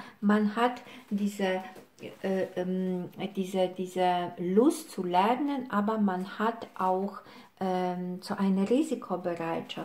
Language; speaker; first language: German; non-native, fluent; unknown